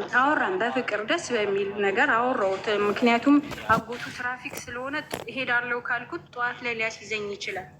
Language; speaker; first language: Amharic; native; Amharic